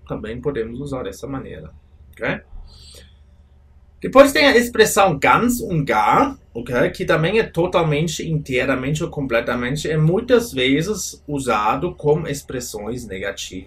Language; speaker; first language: Portuguese; non-native, fluent; German